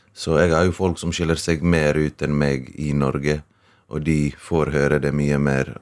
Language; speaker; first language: Norwegian; early bilingual, other home language; Bosnian